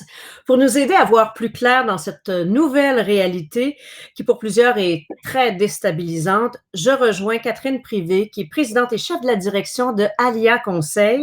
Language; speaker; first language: French; native; French